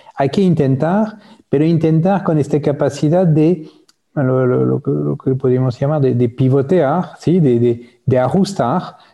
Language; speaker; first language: Spanish; non-native, fluent; French